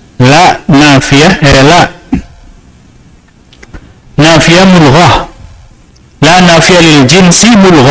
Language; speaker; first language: Arabic; non-native, fluent; Indonesian